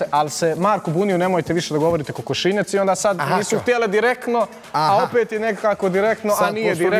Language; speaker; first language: Serbian; native; Serbian